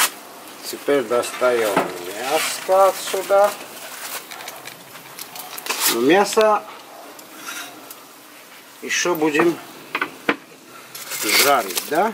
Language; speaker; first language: Russian; non-native, local second language; Armenian